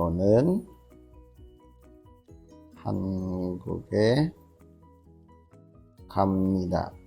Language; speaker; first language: Korean; non-native, learner; Indonesian